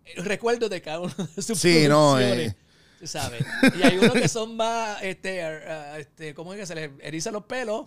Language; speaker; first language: Spanish; early bilingual, heritage; Spanish